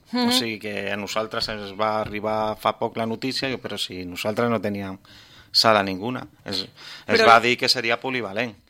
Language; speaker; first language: Catalan; non-native, local second language; Spanish